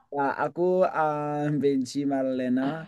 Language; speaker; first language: Indonesian; non-native, learner; English